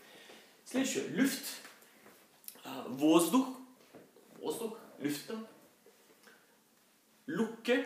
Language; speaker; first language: Russian; non-native, fluent; Norwegian